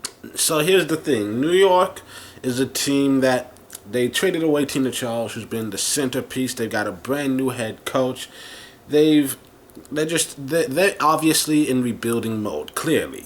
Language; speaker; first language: English; native; English